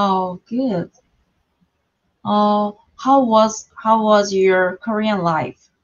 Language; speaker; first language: English; non-native, learner; Korean